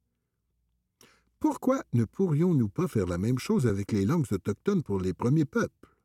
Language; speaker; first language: French; native; French